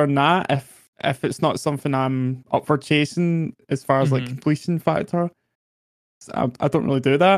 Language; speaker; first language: English; native; English